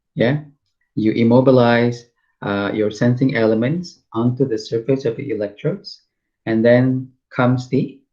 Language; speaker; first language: English; non-native, local second language; Malay